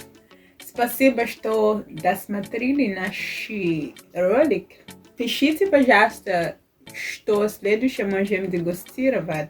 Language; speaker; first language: Russian; non-native, fluent; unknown